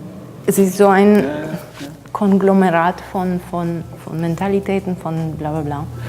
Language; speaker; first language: German; non-native, fluent; Romanian